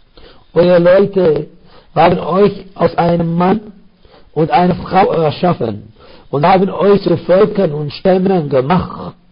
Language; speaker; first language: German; non-native, fluent; Arabic